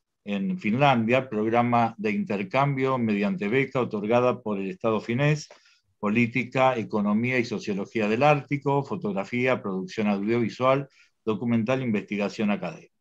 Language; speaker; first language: Spanish; native; Spanish